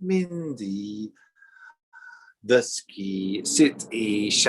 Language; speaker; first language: Welsh; non-native, learner; English